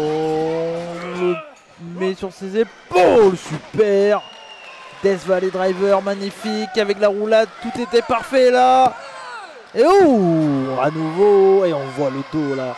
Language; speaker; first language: French; native; French